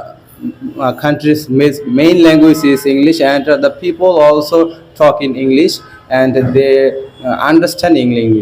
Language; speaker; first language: English; non-native, learner; Bangla